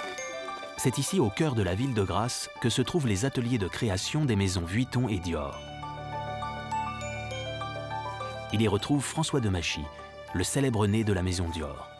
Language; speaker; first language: French; native; French